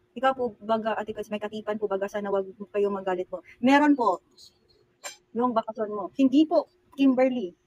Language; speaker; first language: Filipino; non-native, local second language; Cebuano